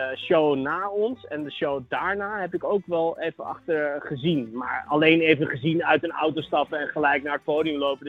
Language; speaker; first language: Dutch; native; Dutch